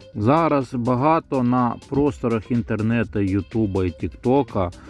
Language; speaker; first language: Ukrainian; non-native, local second language; Russian